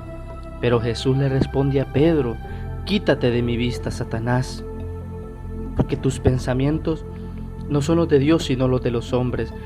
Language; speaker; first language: Spanish; native; Spanish